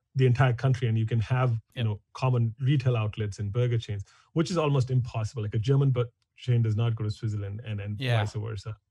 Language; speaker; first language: English; non-native, local second language; Hindi